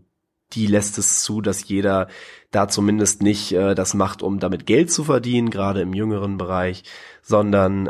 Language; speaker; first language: German; native; German